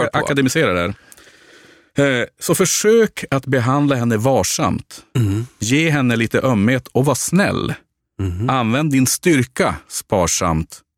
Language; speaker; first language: Swedish; native; Swedish